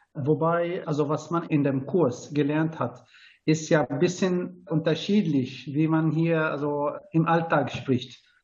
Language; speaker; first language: German; non-native, fluent; Arabic